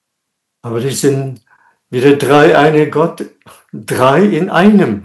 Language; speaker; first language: German; non-native, fluent; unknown